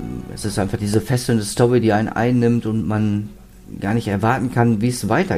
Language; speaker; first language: German; native; German